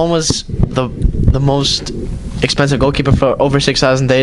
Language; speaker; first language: English; native; English